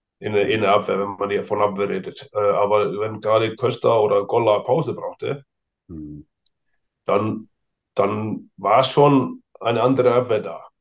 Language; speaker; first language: German; non-native, fluent; Icelandic